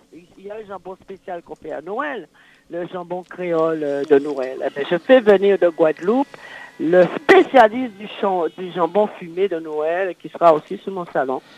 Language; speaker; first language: French; native; French